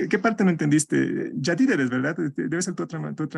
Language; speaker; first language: Spanish; native; Spanish